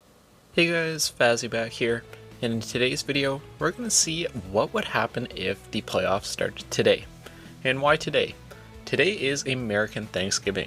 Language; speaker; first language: English; native; English